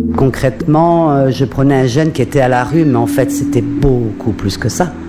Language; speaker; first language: French; native; French